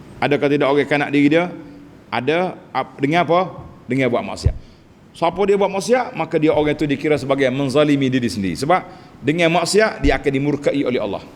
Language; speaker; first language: Malay; native; Malay